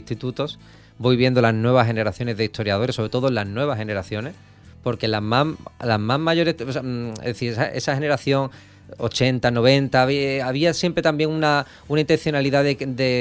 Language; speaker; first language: Spanish; native; Spanish